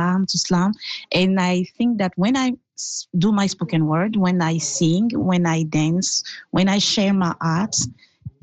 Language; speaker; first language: English; non-native, fluent; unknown